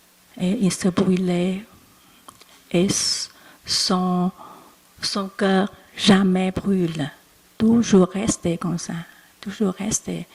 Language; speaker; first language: French; non-native, learner; Vietnamese